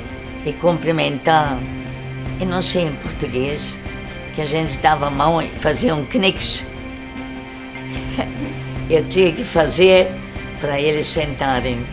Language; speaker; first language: Portuguese; early bilingual, other home language; German